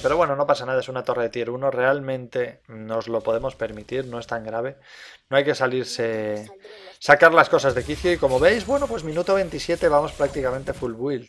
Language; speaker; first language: Spanish; native; Spanish